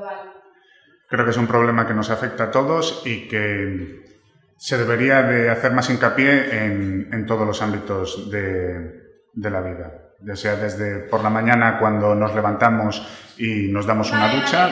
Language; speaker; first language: Spanish; native; Spanish